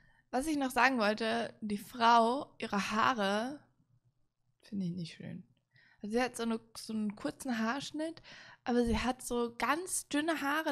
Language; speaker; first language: German; native; German